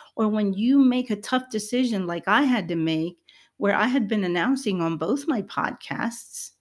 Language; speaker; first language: English; early bilingual, other home language; Spanish